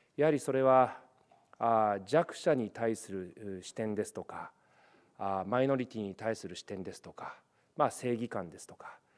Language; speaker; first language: Japanese; native; Japanese